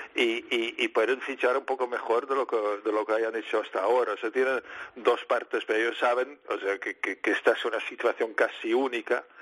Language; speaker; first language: Spanish; non-native, fluent; Dutch